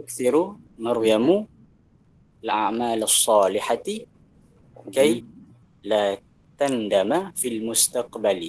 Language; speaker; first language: Arabic; non-native, learner; Malay